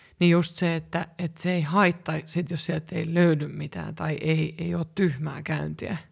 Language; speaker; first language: Finnish; native; Finnish